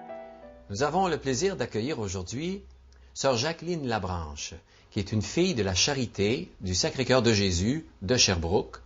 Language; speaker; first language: French; native; French